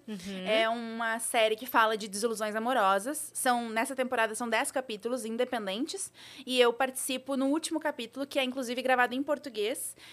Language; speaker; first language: Portuguese; native; Portuguese